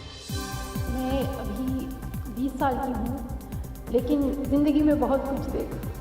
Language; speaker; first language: Hindi; non-native, local second language; Pashto